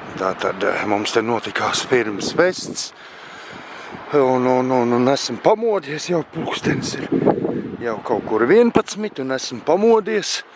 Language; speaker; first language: Latvian; non-native, local second language; Russian